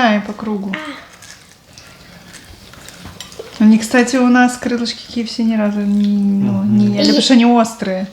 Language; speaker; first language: Russian; native; Russian